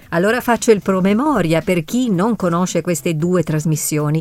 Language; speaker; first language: Italian; native; Italian